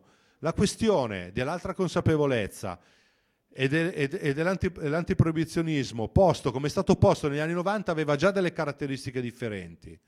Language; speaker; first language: Italian; native; Italian